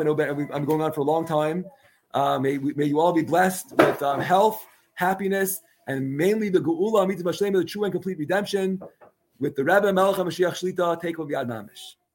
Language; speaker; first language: English; native; English